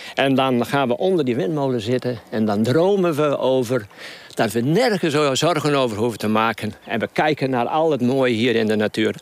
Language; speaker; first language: Dutch; non-native, local second language; Western Frisian